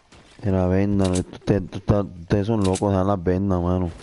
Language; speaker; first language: Spanish; native; Spanish